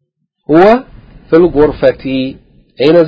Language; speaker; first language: Arabic; non-native, fluent; English